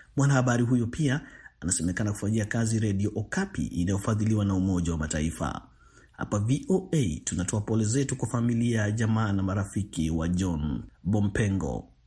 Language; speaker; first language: Swahili; non-native, local second language; Kikuyu